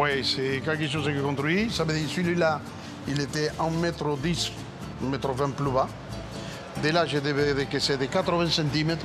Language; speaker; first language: French; non-native, fluent; Spanish